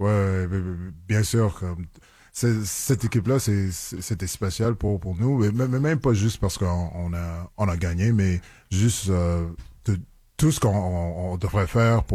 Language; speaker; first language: French; non-native, local second language; English